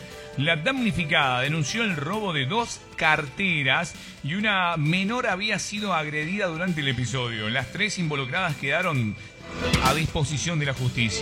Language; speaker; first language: Spanish; native; Spanish